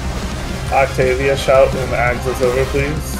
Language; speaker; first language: English; native; English